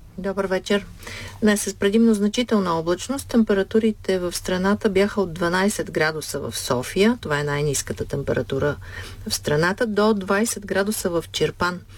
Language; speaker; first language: Bulgarian; native; Bulgarian